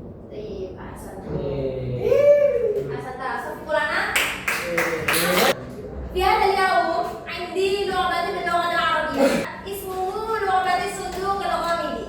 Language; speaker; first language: Arabic; non-native, learner; Indonesian